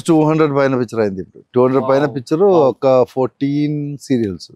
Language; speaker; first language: Telugu; non-native, learner; Malayalam